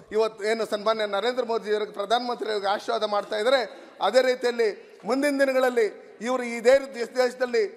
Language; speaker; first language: Kannada; native; Kannada